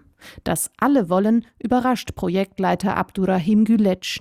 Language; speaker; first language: German; native; German